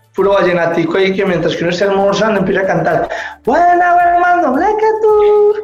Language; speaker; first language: Spanish; native; Spanish